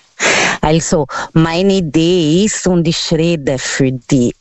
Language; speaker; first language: German; non-native, learner; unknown